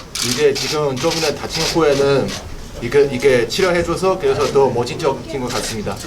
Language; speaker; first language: Korean; non-native, learner; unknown